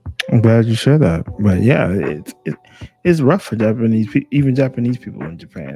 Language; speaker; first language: English; native; English